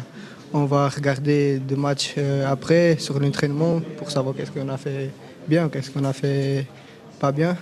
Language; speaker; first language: French; non-native, fluent; Portuguese